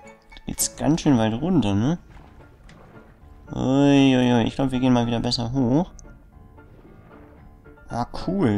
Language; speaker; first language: German; native; German